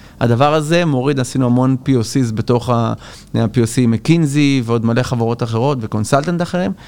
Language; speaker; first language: Hebrew; native; Hebrew